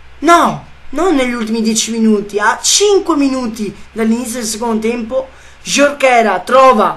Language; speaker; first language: Italian; native; Italian